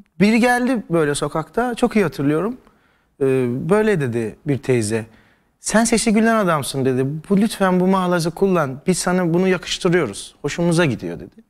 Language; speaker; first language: Turkish; native; Turkish